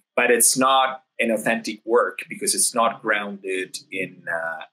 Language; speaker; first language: English; non-native, fluent; Italian